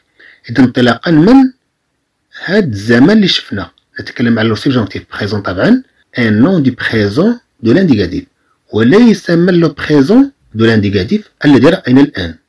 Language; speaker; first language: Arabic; native; Arabic